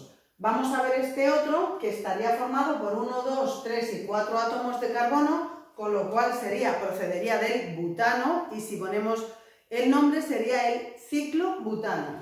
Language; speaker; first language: Spanish; native; Spanish